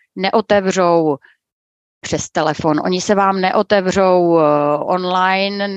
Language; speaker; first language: Czech; native; Czech